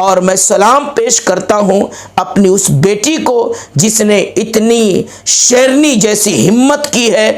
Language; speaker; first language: Urdu; native; Urdu